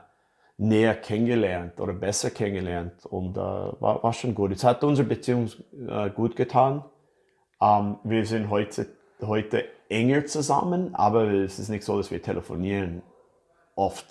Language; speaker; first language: German; non-native, fluent; English